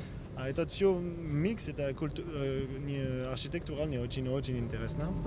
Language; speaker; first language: Russian; non-native, learner; French